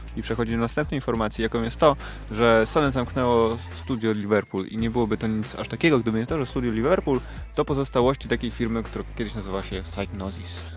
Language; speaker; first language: Polish; native; Polish